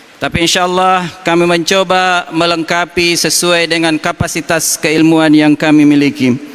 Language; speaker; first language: Malay; non-native, local second language; Buginese